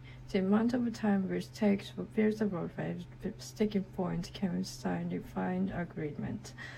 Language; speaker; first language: English; non-native, learner; Japanese